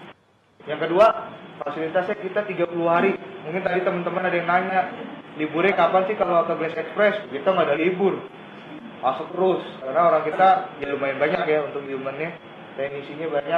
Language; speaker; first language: Malay; native; Malay